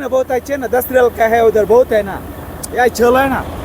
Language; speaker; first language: Hindi; non-native, learner; Bangla